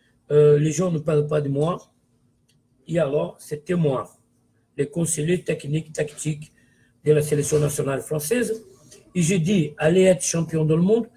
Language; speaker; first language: French; non-native, fluent; Portuguese